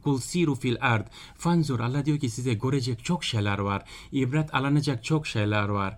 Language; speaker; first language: Turkish; non-native, fluent; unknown